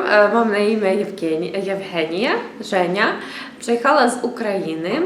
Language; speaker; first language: Polish; non-native, learner; Ukrainian